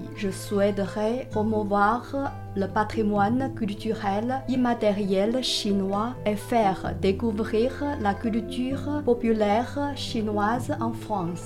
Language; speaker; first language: French; non-native, fluent; Chinese